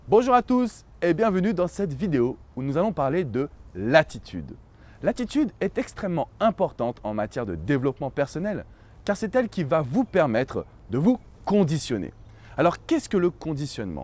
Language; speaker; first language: French; native; French